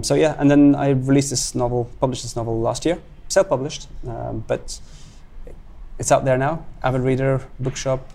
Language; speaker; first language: English; native; English